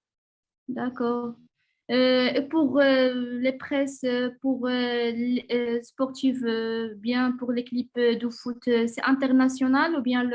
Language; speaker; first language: French; non-native, learner; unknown